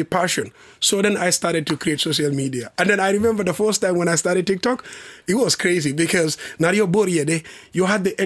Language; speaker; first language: Swedish; non-native, learner; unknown